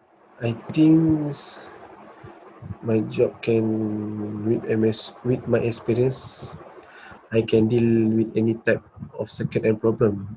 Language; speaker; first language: English; non-native, learner; Malay